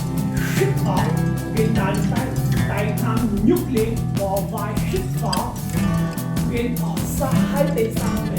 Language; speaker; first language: Vietnamese; non-native, learner; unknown